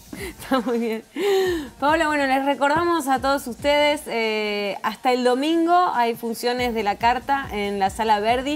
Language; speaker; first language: Spanish; native; Spanish